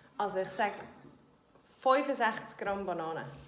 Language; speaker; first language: German; native; German